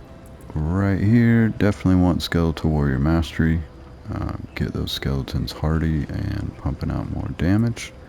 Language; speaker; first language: English; native; English